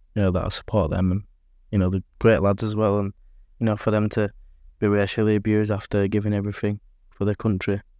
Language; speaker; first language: English; native; English